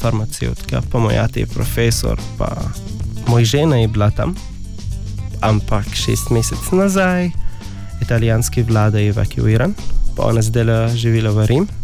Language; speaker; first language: Slovenian; non-native, learner; Arabic